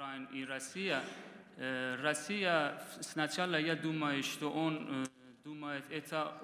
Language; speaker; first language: Russian; non-native, learner; Persian